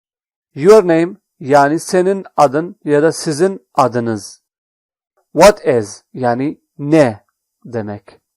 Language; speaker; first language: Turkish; non-native, fluent; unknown